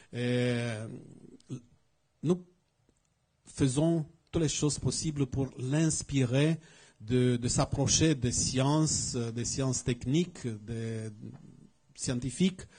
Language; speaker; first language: French; non-native, fluent; Romanian